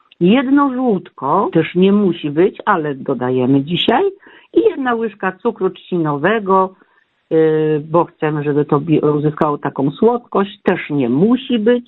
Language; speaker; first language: Polish; native; Polish